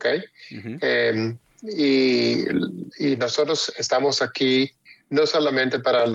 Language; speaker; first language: Spanish; early bilingual, heritage; Spanish